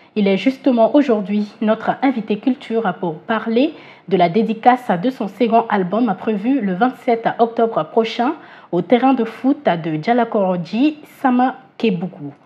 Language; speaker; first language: French; non-native, local second language; Bambara